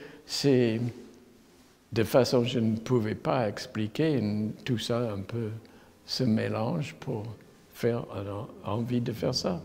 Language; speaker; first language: French; non-native, fluent; English